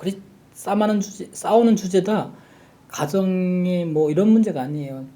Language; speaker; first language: Korean; native; Korean